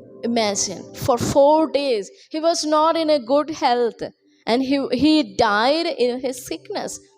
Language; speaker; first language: English; non-native, local second language; Telugu